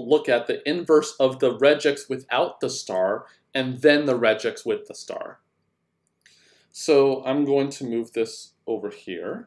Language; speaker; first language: English; native; English